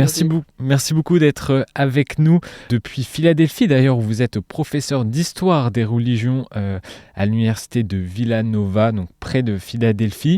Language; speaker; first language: French; native; French